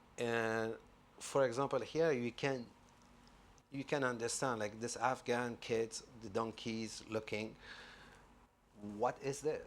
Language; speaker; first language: English; non-native, fluent; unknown